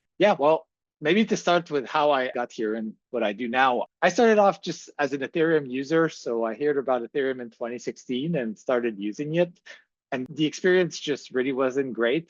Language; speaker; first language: English; native; English